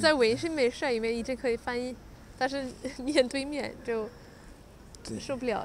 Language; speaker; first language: Chinese; non-native, fluent; Swedish